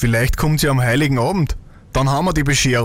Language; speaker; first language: German; native; German